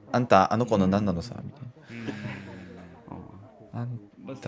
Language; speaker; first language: Japanese; native; Japanese